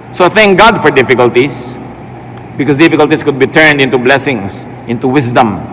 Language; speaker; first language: English; non-native, local second language; Filipino